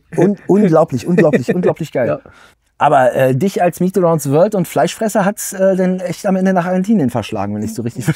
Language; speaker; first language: German; native; German